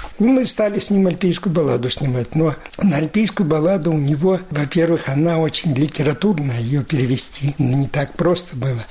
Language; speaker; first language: Russian; native; Russian